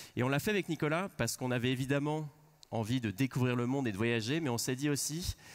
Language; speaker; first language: French; native; French